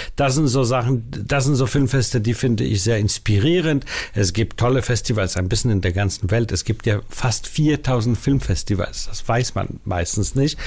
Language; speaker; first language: German; non-native, fluent; Danish